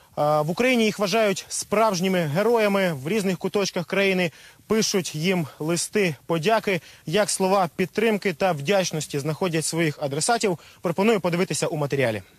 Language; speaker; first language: Ukrainian; native; Ukrainian